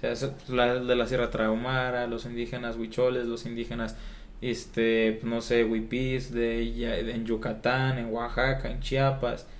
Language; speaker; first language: Spanish; native; Spanish